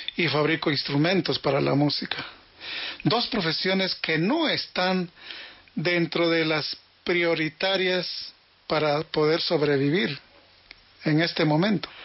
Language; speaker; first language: Spanish; native; Spanish